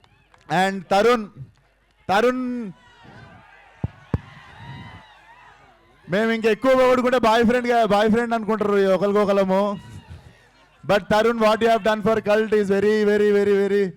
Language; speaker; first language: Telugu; native; Telugu